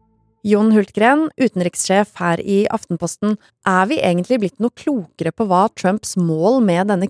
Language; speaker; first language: Norwegian; native; Norwegian